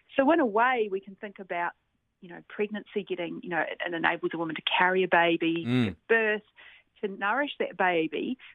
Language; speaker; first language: English; native; English